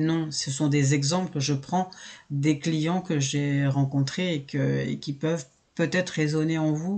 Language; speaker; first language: French; native; French